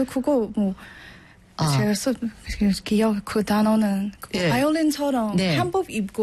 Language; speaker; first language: Korean; non-native, learner; Burmese